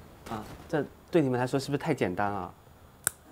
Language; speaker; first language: Chinese; native; Chinese